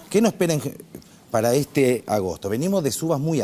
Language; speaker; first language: Spanish; native; Spanish